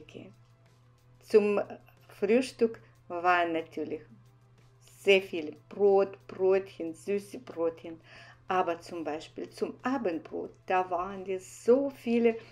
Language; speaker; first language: German; non-native, fluent; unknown